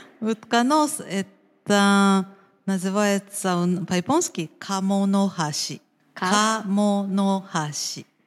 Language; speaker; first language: Russian; non-native, fluent; Japanese